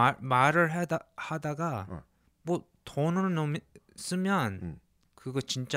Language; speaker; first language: Korean; early bilingual, heritage; English